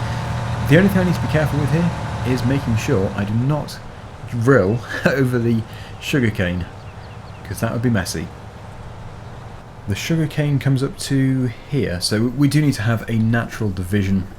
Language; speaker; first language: English; native; English